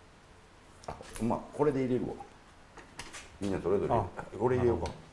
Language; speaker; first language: Japanese; native; Japanese